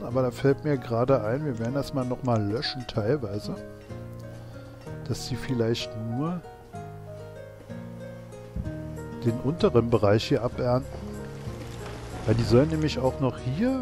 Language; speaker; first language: German; native; German